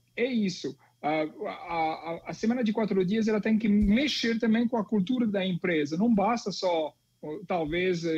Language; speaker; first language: Portuguese; non-native, fluent; French